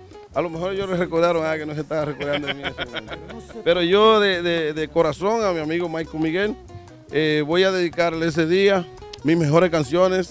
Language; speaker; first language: Spanish; native; Spanish